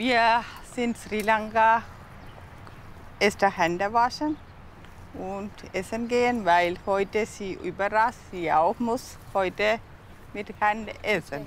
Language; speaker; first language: German; non-native, learner; Sinhala